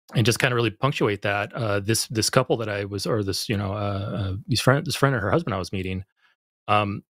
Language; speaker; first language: English; native; English